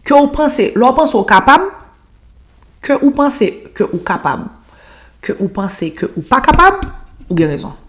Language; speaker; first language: French; non-native, local second language; Haitian Creole